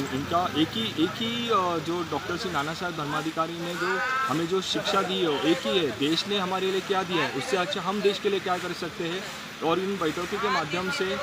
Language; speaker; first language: Hindi; non-native, local second language; Marathi